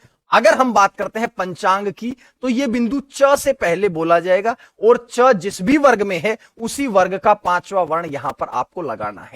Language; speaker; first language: Hindi; native; Hindi